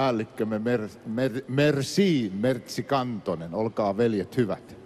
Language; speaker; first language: Finnish; native; Finnish